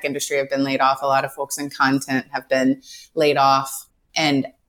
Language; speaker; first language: English; native; English